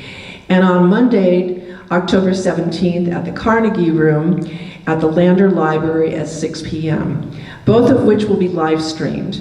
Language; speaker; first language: English; native; English